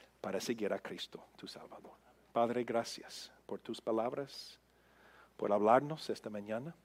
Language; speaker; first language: Spanish; non-native, fluent; English